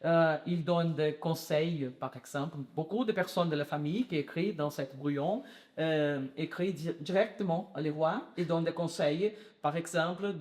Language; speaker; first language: French; non-native, learner; Portuguese